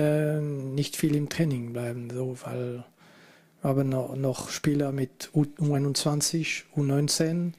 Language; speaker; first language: German; non-native, fluent; French